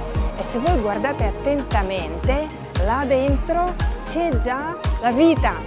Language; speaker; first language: Italian; non-native, fluent; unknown